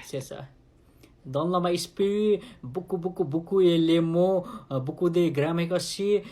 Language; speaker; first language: French; non-native, learner; Nepali